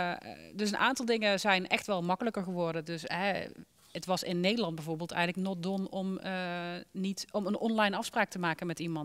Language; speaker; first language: Dutch; native; Dutch